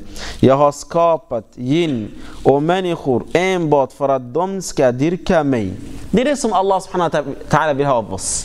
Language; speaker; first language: Swedish; non-native, fluent; Arabic